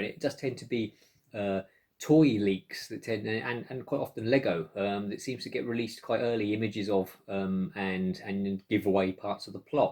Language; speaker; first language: English; native; English